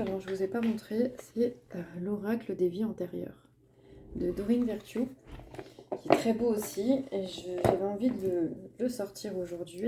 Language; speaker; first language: French; native; French